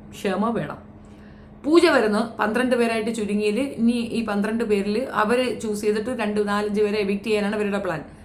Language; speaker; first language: Malayalam; native; Malayalam